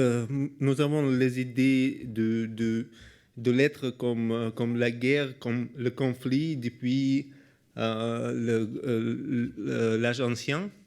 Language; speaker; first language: French; non-native, learner; Russian